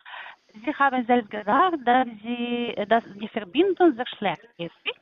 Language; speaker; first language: German; non-native, learner; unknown